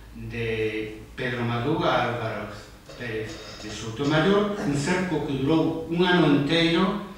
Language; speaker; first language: Spanish; non-native, local second language; Galician